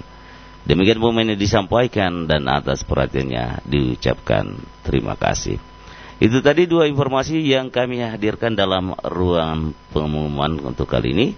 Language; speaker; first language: Indonesian; native; Indonesian